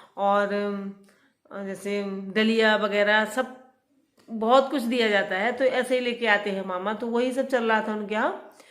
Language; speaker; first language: Hindi; native; Hindi